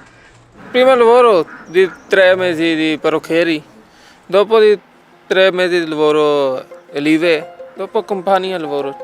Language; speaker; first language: Italian; non-native, learner; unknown